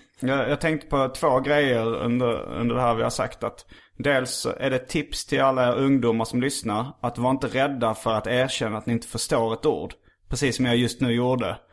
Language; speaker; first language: Swedish; native; Swedish